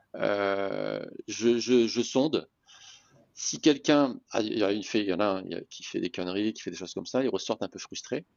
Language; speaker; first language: French; native; French